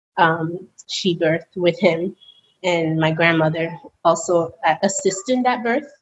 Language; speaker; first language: English; early bilingual, other home language; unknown